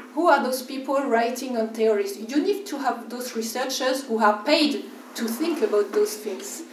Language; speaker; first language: English; non-native, fluent; French